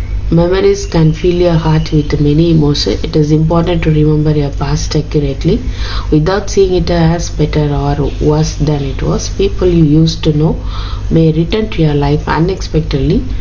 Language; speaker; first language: English; non-native, local second language; Tamil